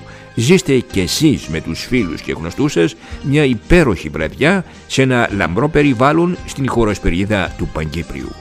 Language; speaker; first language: Greek; native; Greek